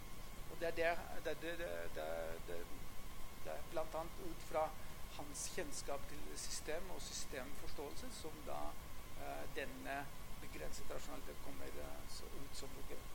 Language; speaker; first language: Norwegian; non-native, fluent; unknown